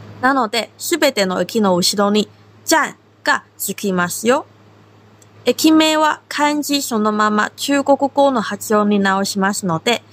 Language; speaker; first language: Japanese; non-native, fluent; Korean